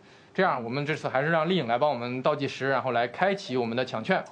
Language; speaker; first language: Chinese; native; Chinese